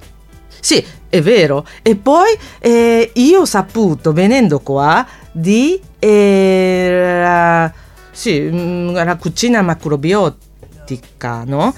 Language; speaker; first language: Italian; non-native, fluent; Japanese